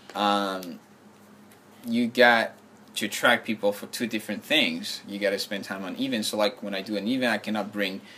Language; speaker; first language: English; non-native, fluent; French